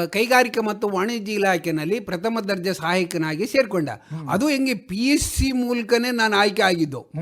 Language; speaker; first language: Kannada; native; Kannada